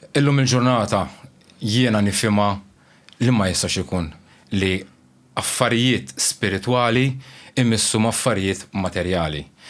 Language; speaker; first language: Maltese; early bilingual, other home language; Romanian